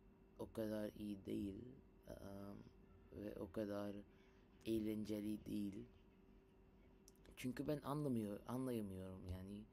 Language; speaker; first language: Turkish; non-native, learner; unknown